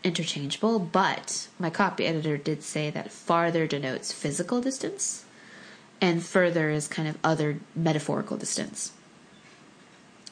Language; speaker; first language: English; early bilingual, other home language; Korean